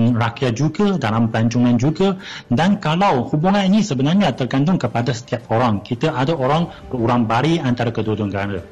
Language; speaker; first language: Malay; non-native, fluent; Chinese